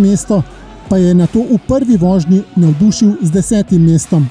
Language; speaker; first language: Slovenian; native; Slovenian